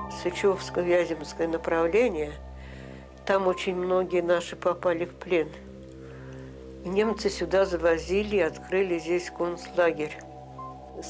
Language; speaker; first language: Russian; native; Russian